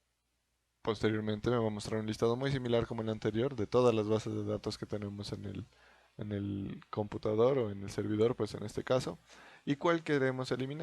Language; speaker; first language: Spanish; native; Spanish